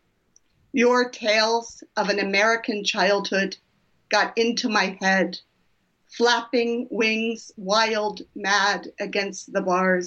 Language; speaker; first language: English; native; English